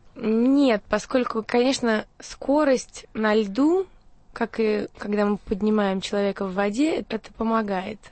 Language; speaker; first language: Russian; native; Russian